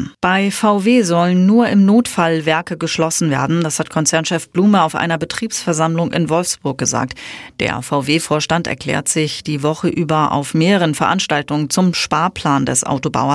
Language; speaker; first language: German; native; German